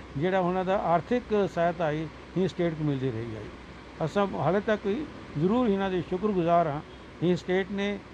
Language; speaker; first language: Punjabi; non-native, local second language; Saraiki